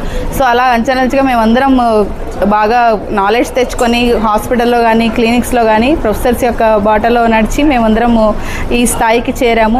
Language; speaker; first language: Telugu; native; Telugu